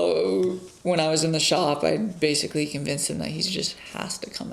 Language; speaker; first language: English; native; English